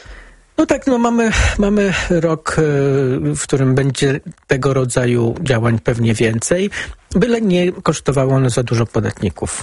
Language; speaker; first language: Polish; native; Polish